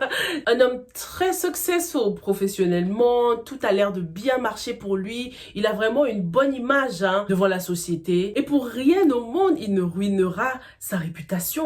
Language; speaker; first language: French; native; French